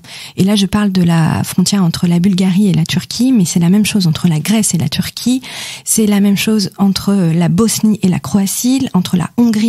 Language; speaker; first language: French; native; French